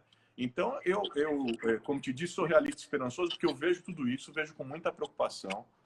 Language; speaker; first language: Portuguese; native; Portuguese